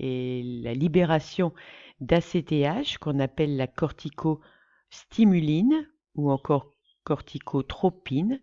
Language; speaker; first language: French; native; French